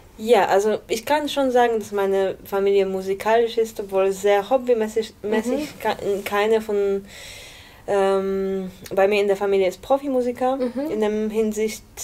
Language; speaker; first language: German; non-native, fluent; Polish